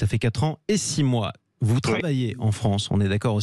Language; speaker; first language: French; native; French